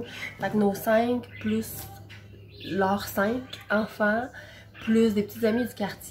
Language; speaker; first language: French; native; French